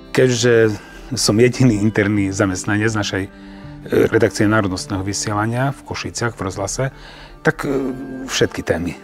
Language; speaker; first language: Slovak; non-native, local second language; Romany